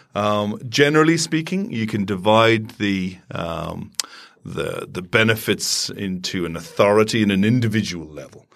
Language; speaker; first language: English; native; English